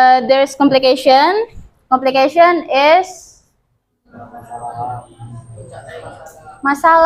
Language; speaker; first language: English; non-native, learner; Indonesian